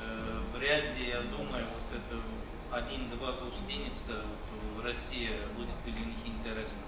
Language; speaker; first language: Russian; non-native, fluent; Turkish